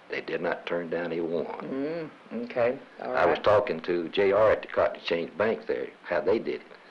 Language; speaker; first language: English; native; English